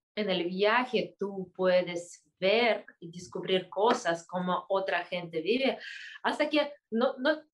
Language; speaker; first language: Spanish; non-native, fluent; Kyrgyz